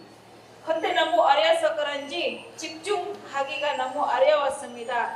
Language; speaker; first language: Korean; non-native, learner; Hindi